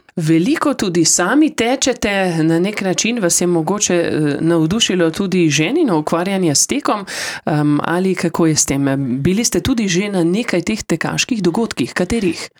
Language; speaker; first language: Slovenian; native; Slovenian